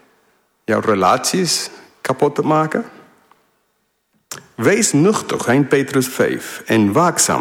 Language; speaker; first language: Dutch; non-native, fluent; English